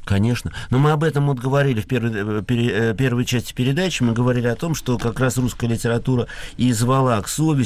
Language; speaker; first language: Russian; native; Russian